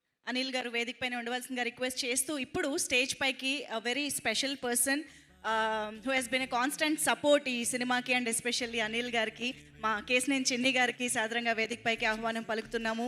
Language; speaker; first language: Telugu; native; Telugu